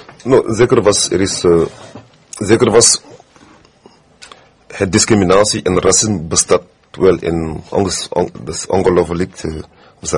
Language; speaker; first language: Dutch; non-native, fluent; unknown